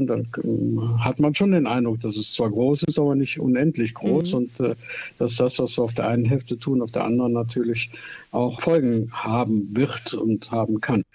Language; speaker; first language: German; native; German